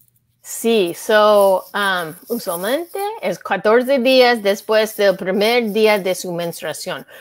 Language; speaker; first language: Spanish; non-native, learner; English